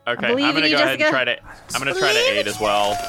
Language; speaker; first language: English; native; English